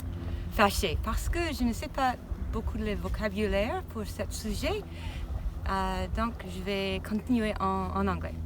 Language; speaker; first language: French; non-native, learner; English